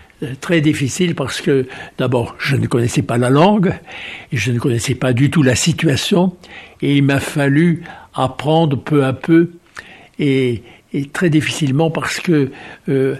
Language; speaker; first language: French; native; French